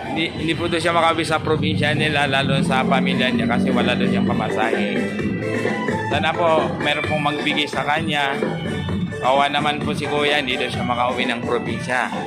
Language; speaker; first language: Filipino; non-native, local second language; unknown